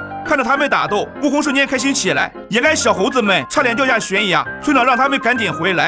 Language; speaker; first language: Chinese; native; Chinese